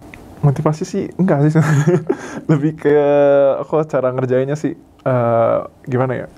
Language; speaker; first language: Indonesian; native; Indonesian